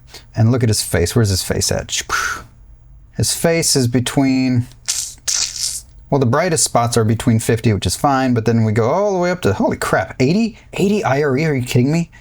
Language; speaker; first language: English; native; English